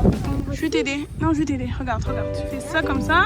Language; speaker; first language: French; native; French